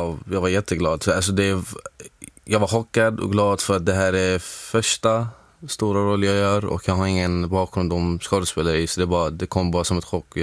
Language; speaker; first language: Swedish; non-native, fluent; Arabic